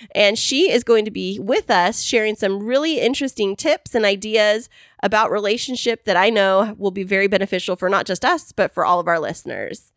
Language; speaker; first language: English; native; English